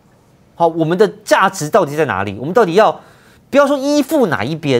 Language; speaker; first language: Chinese; native; Chinese